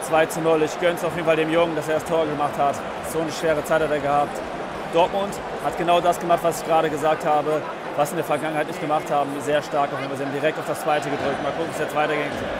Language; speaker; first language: German; native; German